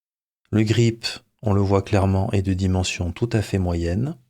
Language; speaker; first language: French; native; French